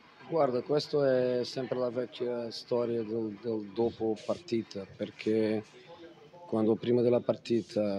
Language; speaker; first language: Italian; non-native, fluent; Portuguese